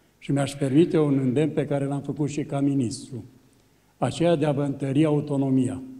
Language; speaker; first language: Romanian; native; Romanian